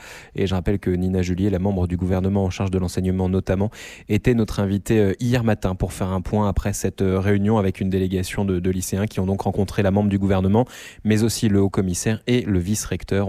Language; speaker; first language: French; native; French